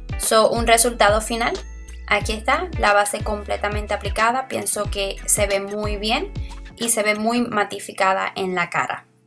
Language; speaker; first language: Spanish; early bilingual, heritage; Spanish